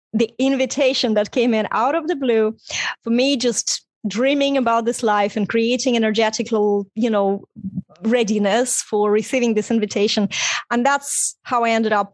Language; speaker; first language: English; non-native, fluent; Russian